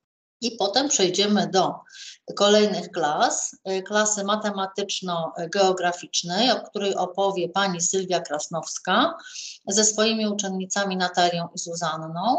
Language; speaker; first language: Polish; native; Polish